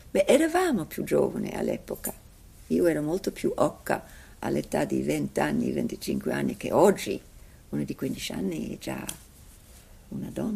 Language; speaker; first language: Italian; non-native, fluent; English